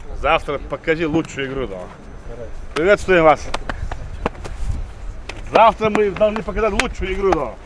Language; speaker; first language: Russian; non-native, local second language; Chechen